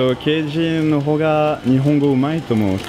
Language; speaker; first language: Japanese; non-native, fluent; French